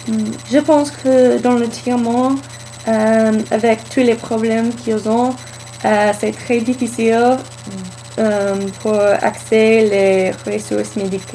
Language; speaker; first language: French; non-native, learner; English